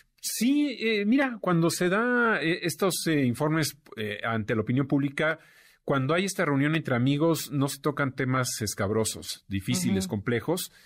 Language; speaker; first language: Spanish; native; Spanish